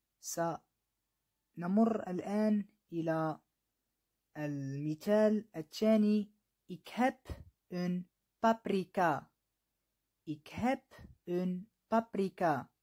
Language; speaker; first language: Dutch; non-native, fluent; Arabic